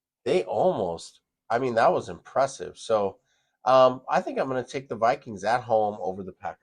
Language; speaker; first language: English; native; English